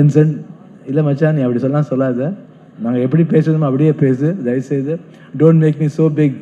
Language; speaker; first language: Tamil; non-native, fluent; Kannada